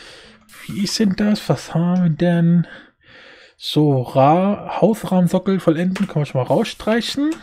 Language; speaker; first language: German; native; German